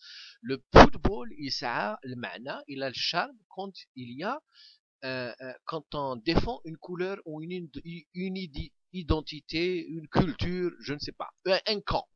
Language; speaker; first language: French; non-native, local second language; Kabyle